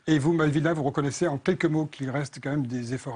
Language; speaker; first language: French; native; French